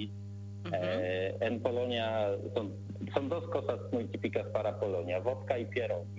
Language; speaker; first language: Spanish; non-native, learner; Polish